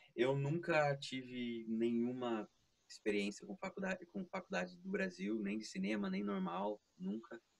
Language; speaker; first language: Portuguese; early bilingual, heritage; Portuguese